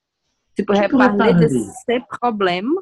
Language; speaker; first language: French; non-native, learner; Portuguese